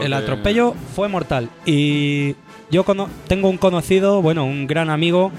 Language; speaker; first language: Spanish; native; Spanish